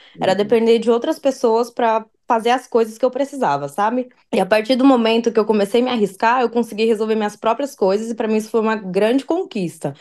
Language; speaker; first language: Portuguese; native; Portuguese